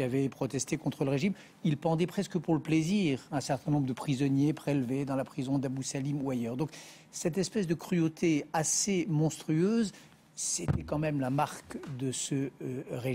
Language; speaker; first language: French; native; French